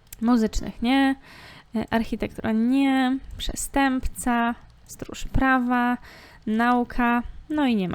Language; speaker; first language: Polish; native; Polish